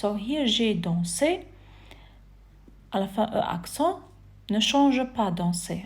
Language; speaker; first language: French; non-native, fluent; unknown